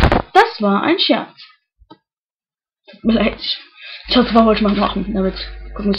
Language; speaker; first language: German; native; German